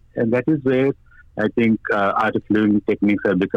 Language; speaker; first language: English; non-native, local second language; Malayalam